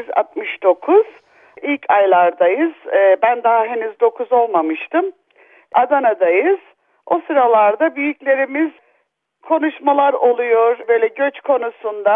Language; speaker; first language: Turkish; early bilingual, other home language; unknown